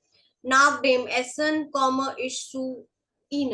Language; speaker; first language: German; non-native, fluent; Hindi